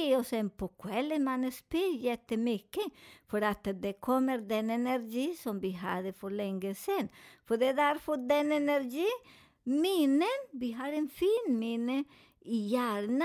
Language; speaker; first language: Swedish; non-native, learner; Spanish